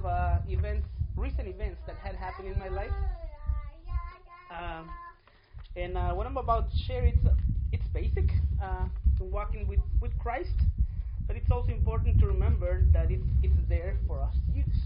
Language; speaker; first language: English; non-native, fluent; Spanish